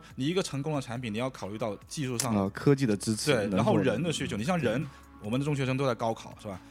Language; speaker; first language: Chinese; non-native, local second language; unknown